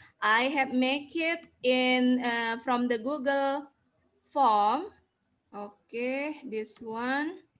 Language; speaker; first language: English; non-native, learner; Indonesian